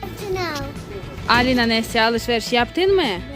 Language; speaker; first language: Turkish; non-native, learner; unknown